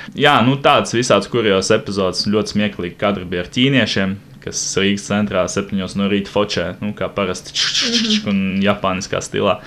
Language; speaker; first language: Latvian; non-native, local second language; Russian